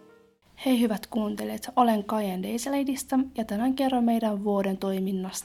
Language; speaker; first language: Finnish; native; Finnish